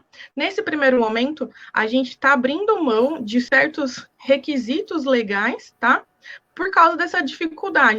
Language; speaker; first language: Portuguese; native; Portuguese